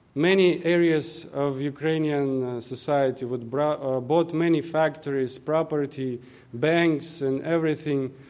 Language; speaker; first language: English; non-native, fluent; Russian